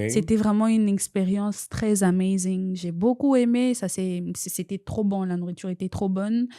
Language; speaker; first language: French; non-native, local second language; Swahili